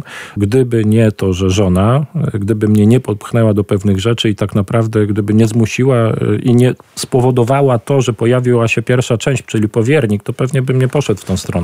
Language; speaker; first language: Polish; native; Polish